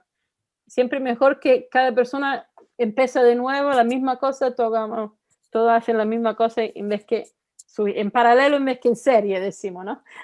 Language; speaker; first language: Spanish; non-native, fluent; Italian